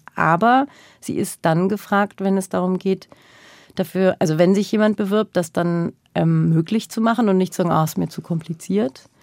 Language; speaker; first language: German; early bilingual, other home language; Turkish